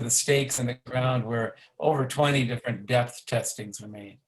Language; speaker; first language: English; native; English